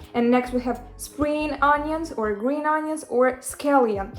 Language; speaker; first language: English; non-native, fluent; Ukrainian